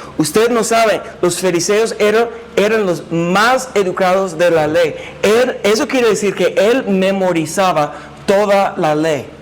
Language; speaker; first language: Spanish; non-native, fluent; English